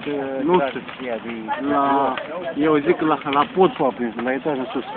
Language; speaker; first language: Romanian; native; Romanian